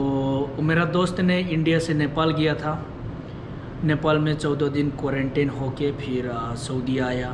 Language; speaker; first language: Hindi; non-native, local second language; Bangla